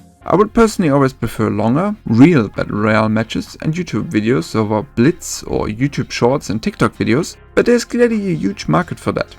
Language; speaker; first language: English; non-native, fluent; German